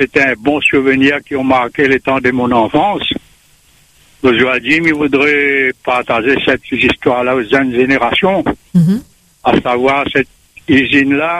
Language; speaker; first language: French; non-native, local second language; Réunion Creole French